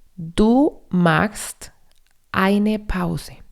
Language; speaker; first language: German; non-native, fluent; Spanish